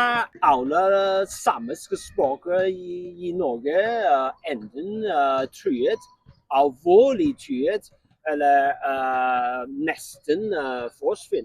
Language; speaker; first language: Norwegian; non-native, learner; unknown